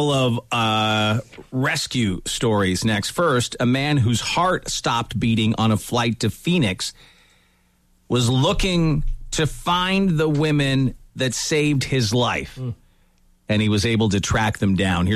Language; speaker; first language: English; native; English